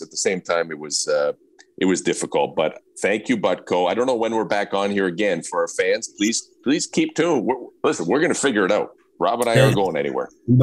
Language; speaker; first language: English; native; English